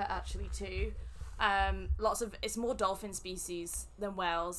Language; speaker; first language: English; native; English